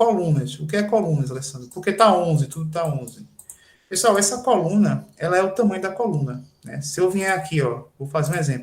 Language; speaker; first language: Portuguese; native; Portuguese